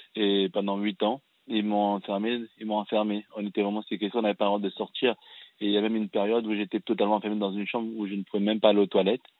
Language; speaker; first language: French; early bilingual, other home language; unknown